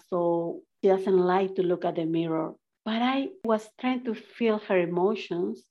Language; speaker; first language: English; non-native, fluent; Spanish